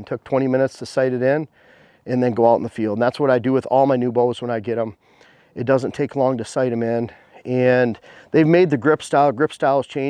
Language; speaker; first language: English; native; English